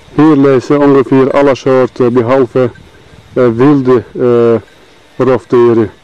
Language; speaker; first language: Dutch; non-native, learner; Turkish